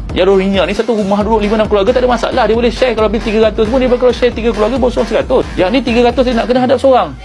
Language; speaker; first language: Malay; native; Malay